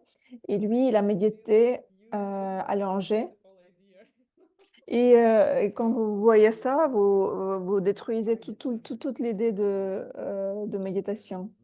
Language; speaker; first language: French; non-native, fluent; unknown